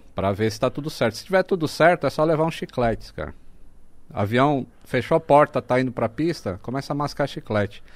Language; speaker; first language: Portuguese; native; Portuguese